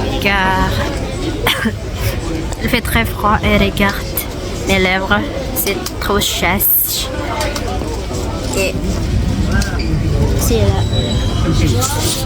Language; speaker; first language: French; non-native, learner; Indonesian